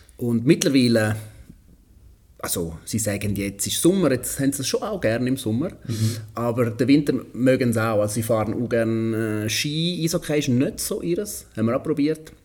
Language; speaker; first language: German; native; German